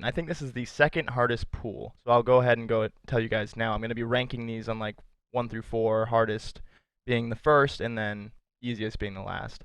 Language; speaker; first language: English; native; English